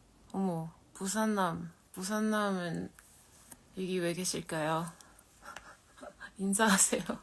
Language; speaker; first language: Korean; non-native, fluent; French